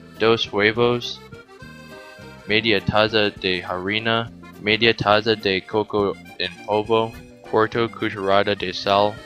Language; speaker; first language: Spanish; non-native, learner; English